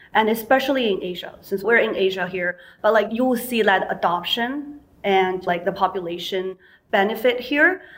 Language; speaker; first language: English; non-native, fluent; Chinese